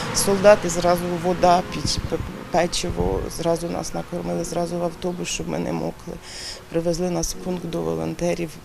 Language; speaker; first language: Ukrainian; native; Ukrainian